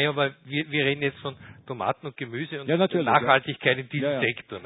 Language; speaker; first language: German; native; German